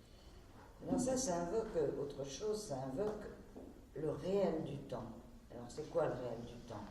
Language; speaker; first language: French; native; French